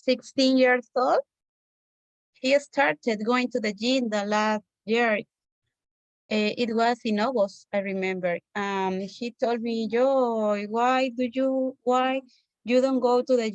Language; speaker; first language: English; non-native, learner; Spanish